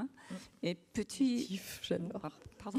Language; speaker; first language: French; non-native, learner; English